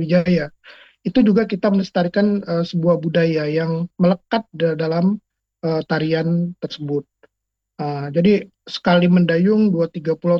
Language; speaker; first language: Indonesian; non-native, local second language; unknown